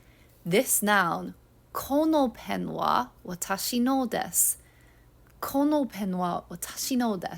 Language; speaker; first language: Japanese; non-native, fluent; English